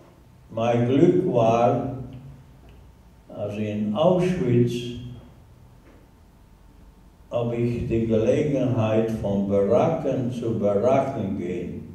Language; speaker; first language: German; non-native, learner; Hungarian